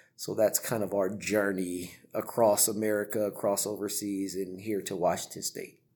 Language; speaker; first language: English; native; English